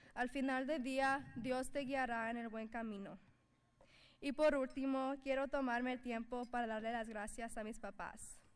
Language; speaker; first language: Spanish; early bilingual, heritage; Spanish